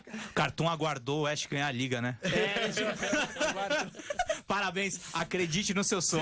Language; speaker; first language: Portuguese; native; Portuguese